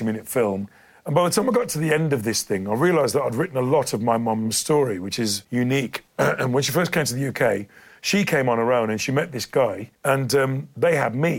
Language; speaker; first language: English; native; English